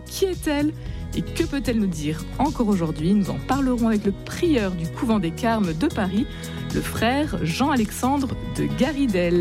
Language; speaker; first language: French; native; French